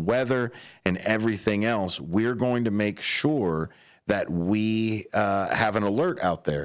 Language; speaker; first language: English; native; English